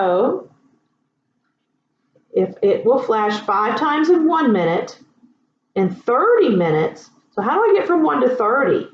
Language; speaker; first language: English; native; English